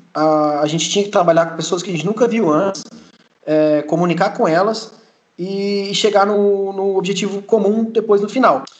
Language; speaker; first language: Portuguese; early bilingual, heritage; Portuguese